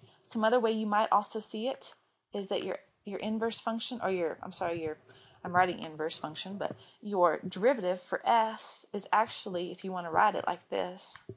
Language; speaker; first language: English; native; English